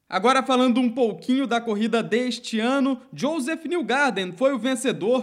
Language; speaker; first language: Portuguese; native; Portuguese